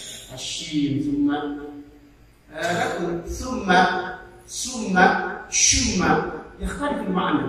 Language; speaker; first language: Arabic; non-native, fluent; Indonesian